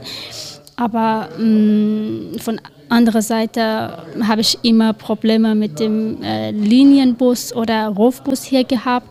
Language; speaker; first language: German; non-native, learner; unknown